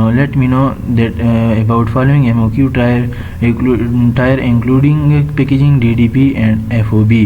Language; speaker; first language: English; non-native, local second language; Urdu